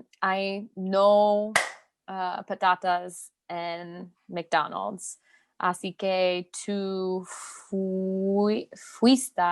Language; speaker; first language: Spanish; non-native, learner; English